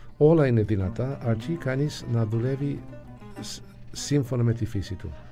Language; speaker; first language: Greek; non-native, fluent; English